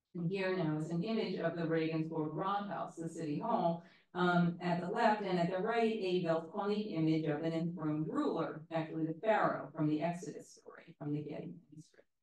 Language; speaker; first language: English; native; English